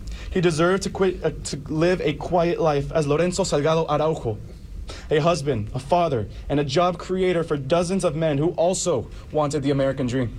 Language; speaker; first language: English; early bilingual, other home language; Spanish